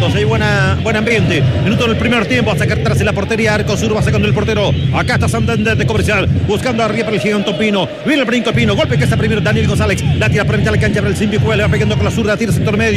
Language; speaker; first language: Spanish; native; Spanish